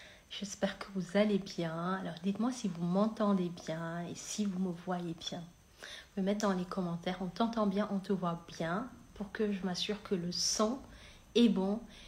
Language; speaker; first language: French; non-native, local second language; Wolof